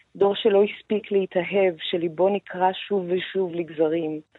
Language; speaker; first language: Hebrew; non-native, fluent; Persian